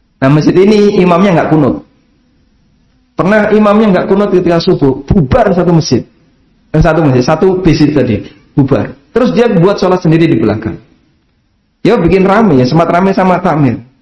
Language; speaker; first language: Indonesian; non-native, local second language; Javanese